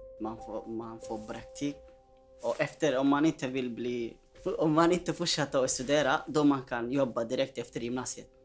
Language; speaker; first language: Swedish; early bilingual, other home language; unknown